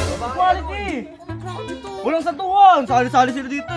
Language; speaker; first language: Filipino; native; Filipino